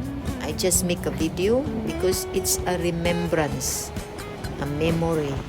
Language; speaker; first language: English; non-native, local second language; Cebuano